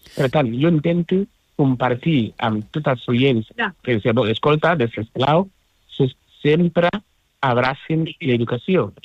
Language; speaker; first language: Catalan; non-native, fluent; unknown